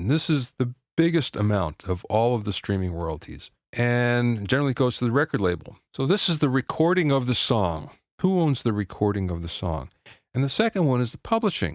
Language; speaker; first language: English; native; English